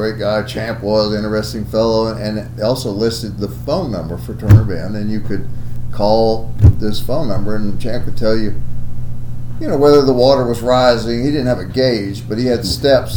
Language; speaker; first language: English; native; English